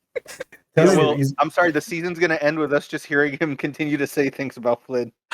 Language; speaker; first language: English; native; English